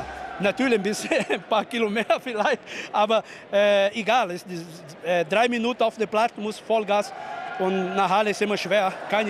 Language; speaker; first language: German; non-native, learner; Portuguese